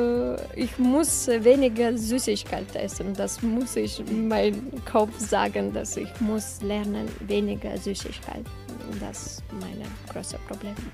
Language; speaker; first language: German; non-native, learner; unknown